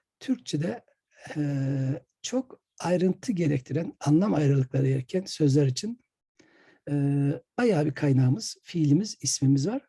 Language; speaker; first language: Turkish; native; Turkish